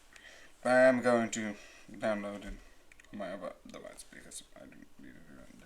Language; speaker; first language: English; native; English